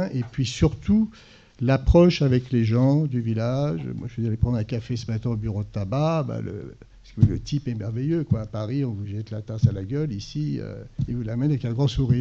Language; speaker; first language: French; native; French